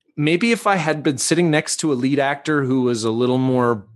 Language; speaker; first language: English; native; English